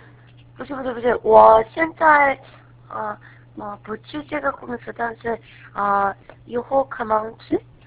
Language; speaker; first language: Chinese; non-native, learner; Korean